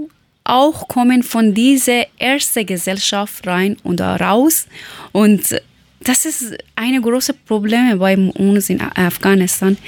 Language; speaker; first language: German; non-native, learner; Persian